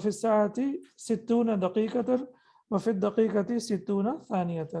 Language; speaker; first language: Arabic; non-native, fluent; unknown